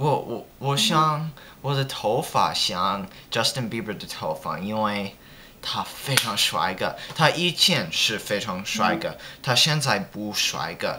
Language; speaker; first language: Chinese; non-native, learner; English